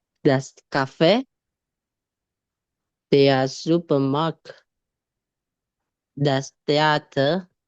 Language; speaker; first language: German; non-native, learner; Indonesian